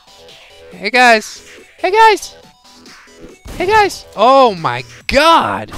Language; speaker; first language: English; native; English